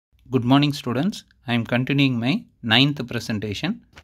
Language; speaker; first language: English; non-native, local second language; Tamil